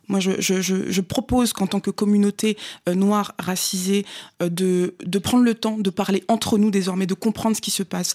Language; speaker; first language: French; early bilingual, other home language; Lingala